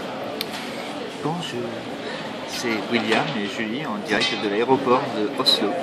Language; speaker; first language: French; native; French